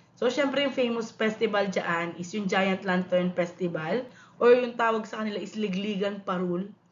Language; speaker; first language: Filipino; non-native, local second language; Pampanga